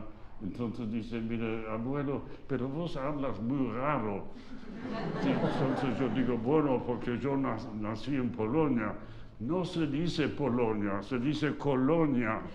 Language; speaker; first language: Spanish; non-native, fluent; Yiddish